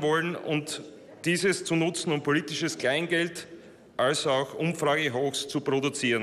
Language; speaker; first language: German; native; German